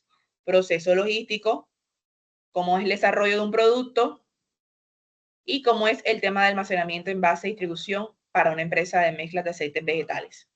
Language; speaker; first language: Spanish; native; Spanish